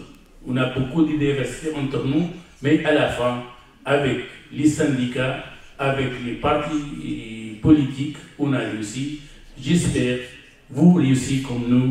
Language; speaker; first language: French; non-native, learner; Arabic